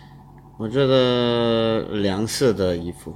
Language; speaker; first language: Chinese; non-native, learner; English